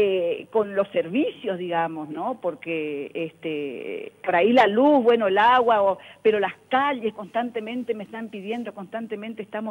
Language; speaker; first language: Spanish; native; Spanish